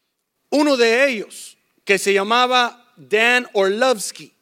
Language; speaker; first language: Spanish; early bilingual, heritage; English